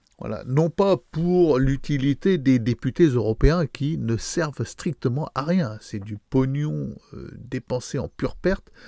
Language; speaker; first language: French; native; French